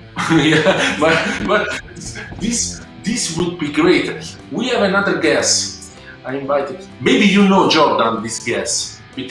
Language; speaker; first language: English; non-native, learner; Italian